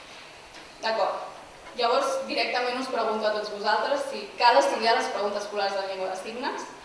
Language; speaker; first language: Catalan; native; Catalan